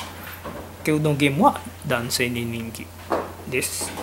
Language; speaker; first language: Japanese; non-native, learner; Indonesian